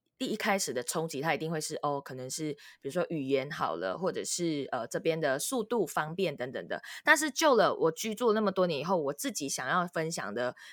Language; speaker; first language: Chinese; native; Chinese